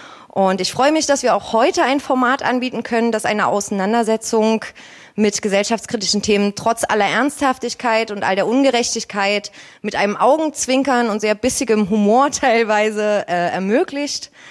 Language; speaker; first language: German; native; German